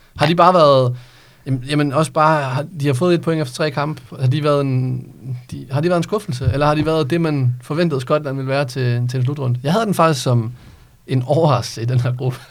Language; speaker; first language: Danish; native; Danish